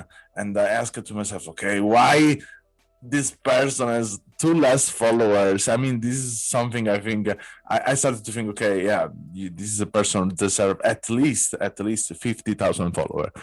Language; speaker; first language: English; non-native, fluent; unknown